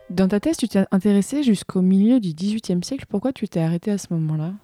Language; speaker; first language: French; native; French